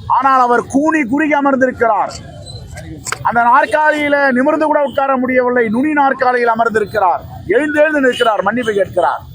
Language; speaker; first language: Tamil; native; Tamil